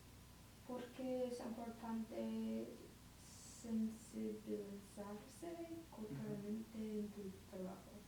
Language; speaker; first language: Spanish; non-native, learner; English